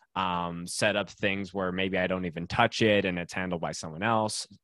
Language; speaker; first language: English; native; English